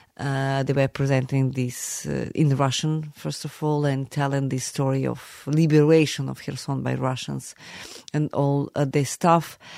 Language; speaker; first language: English; non-native, fluent; Ukrainian